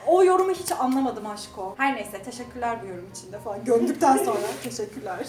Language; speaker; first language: Turkish; native; Turkish